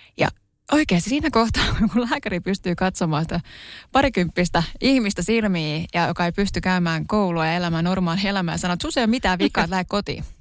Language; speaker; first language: Finnish; native; Finnish